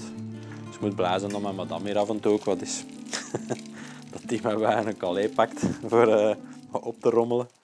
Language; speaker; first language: Dutch; native; Dutch